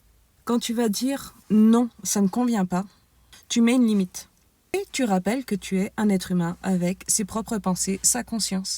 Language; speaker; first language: French; native; French